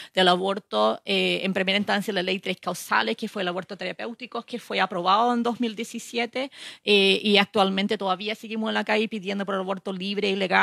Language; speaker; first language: Spanish; non-native, fluent; English